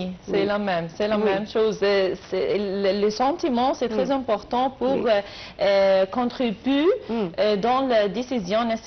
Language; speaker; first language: French; non-native, learner; Arabic